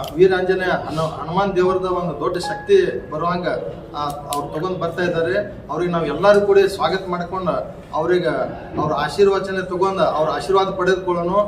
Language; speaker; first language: Kannada; non-native, local second language; Lambadi